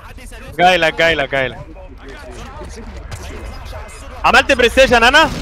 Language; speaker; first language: Arabic; native; Arabic